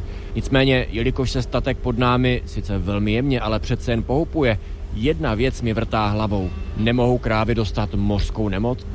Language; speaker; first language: Czech; native; Czech